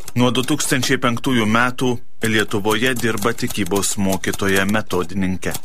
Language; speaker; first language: Lithuanian; native; Lithuanian